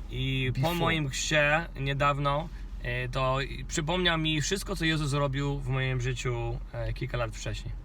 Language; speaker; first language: Polish; non-native, fluent; Kinyarwanda